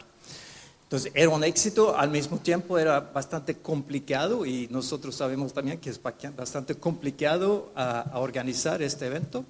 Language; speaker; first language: Spanish; non-native, fluent; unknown